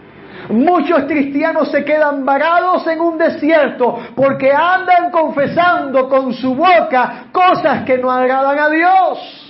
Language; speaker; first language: Spanish; native; Spanish